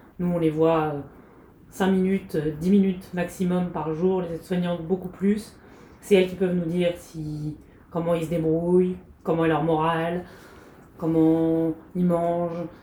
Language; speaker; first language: French; native; French